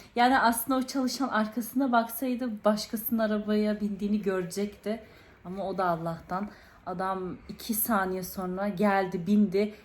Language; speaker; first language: Turkish; early bilingual, heritage; Turkish